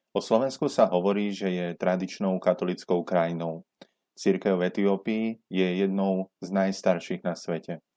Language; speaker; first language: Slovak; native; Slovak